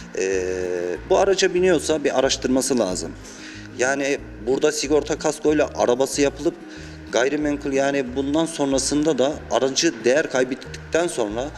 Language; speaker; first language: Turkish; native; Turkish